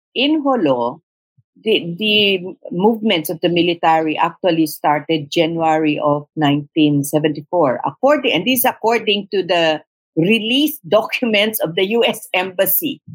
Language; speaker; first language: English; non-native, local second language; Tausug